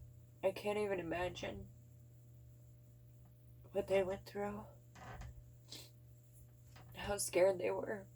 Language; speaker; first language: English; native; English